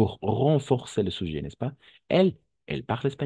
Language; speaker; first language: French; non-native, fluent; Spanish